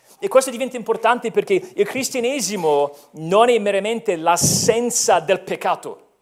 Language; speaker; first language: Italian; non-native, fluent; English